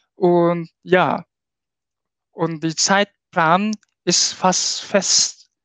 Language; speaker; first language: German; non-native, fluent; Japanese